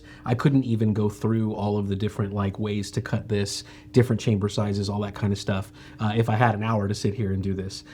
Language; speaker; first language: English; native; English